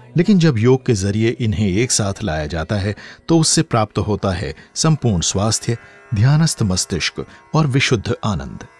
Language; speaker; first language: Hindi; native; Hindi